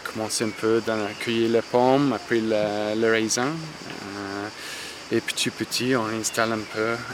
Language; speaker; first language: French; non-native, fluent; English